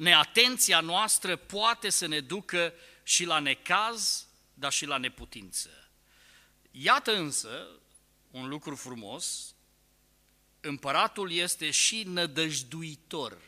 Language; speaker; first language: Romanian; native; Romanian